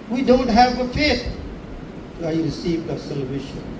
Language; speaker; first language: English; non-native, local second language; Urdu